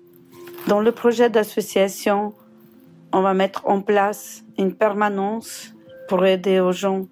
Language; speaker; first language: French; non-native, fluent; Ukrainian